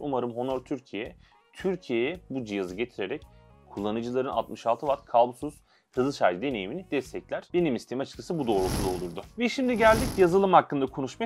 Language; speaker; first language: Turkish; native; Turkish